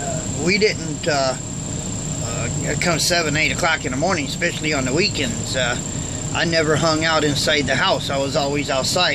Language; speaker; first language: English; native; English